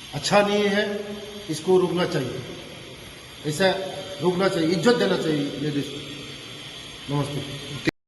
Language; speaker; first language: Hindi; non-native, local second language; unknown